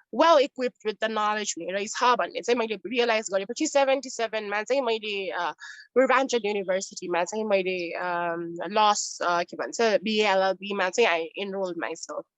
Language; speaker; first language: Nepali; non-native, local second language; Newari